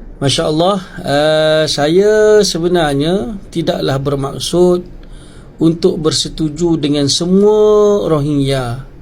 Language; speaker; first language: Malay; native; Malay